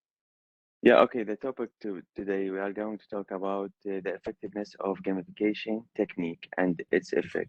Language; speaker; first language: English; non-native, learner; Arabic